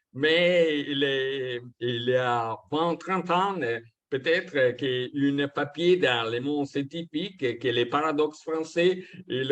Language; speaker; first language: French; non-native, fluent; Italian